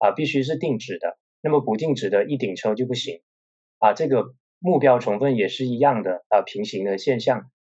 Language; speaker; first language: Chinese; non-native, local second language; Min Nan Chinese